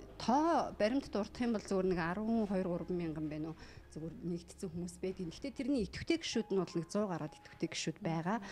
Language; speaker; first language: Mongolian; native; Mongolian